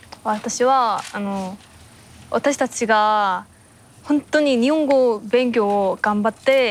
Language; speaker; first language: Japanese; non-native, learner; Korean